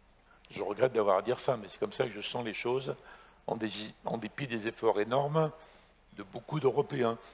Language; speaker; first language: French; native; French